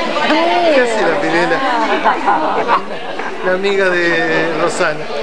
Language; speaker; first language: Spanish; native; Spanish